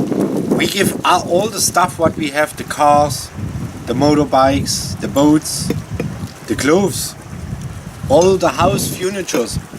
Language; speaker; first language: English; non-native, learner; German